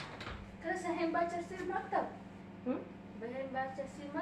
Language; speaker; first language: Arabic; non-native, learner; Oromo